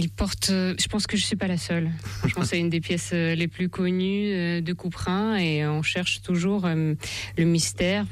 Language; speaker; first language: French; non-native, fluent; Russian